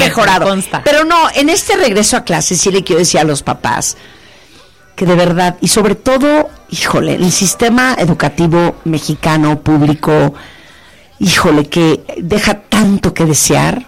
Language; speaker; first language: Spanish; native; Spanish